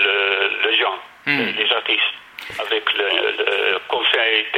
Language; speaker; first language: French; non-native, learner; Dutch